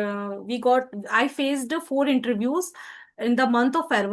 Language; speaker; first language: English; non-native, learner; Hindi